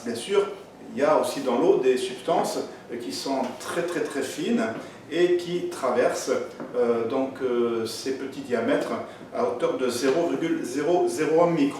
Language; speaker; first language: French; native; French